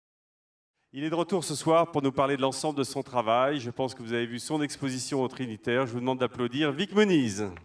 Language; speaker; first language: French; native; French